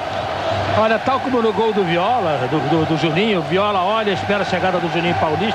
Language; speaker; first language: Portuguese; native; Portuguese